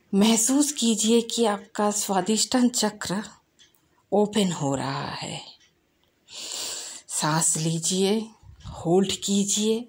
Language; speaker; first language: Hindi; non-native, local second language; Bangla